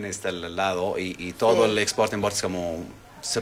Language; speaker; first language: Spanish; non-native, learner; Arabic